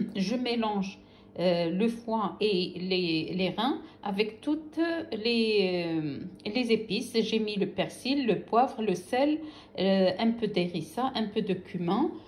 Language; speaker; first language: French; non-native, local second language; Arabic